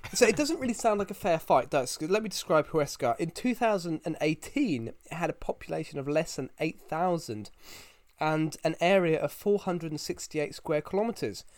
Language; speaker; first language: English; native; English